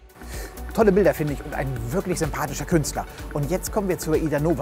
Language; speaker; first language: German; native; German